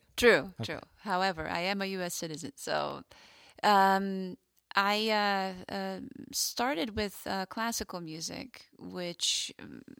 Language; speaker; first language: English; non-native, fluent; Hungarian